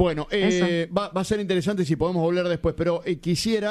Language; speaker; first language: Spanish; native; Spanish